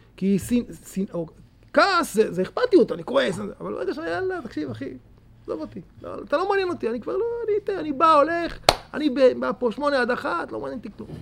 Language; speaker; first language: Hebrew; native; Hebrew